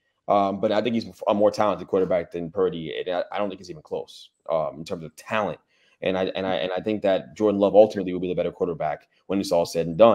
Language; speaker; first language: English; native; English